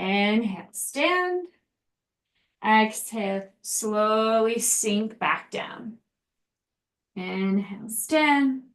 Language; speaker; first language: English; native; English